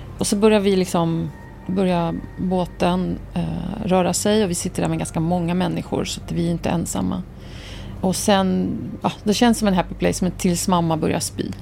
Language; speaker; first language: Swedish; early bilingual, other home language; Arabic